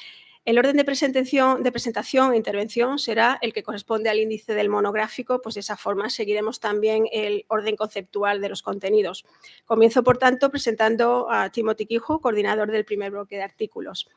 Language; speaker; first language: Spanish; native; Spanish